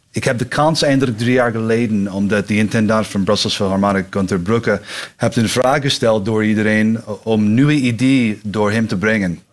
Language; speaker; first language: Dutch; non-native, learner; English